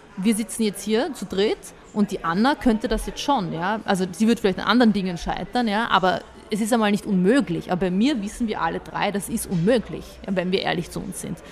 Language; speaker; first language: German; early bilingual, other home language; Bosnian